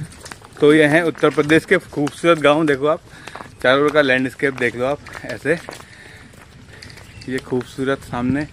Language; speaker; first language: Hindi; native; Hindi